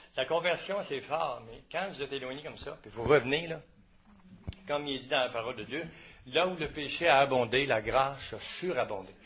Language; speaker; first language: French; native; French